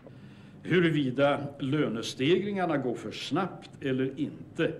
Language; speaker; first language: Swedish; native; Swedish